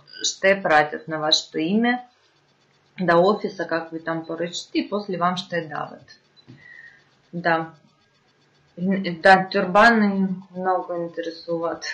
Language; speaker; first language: Bulgarian; non-native, fluent; Russian